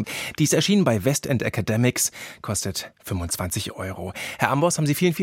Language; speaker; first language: German; native; German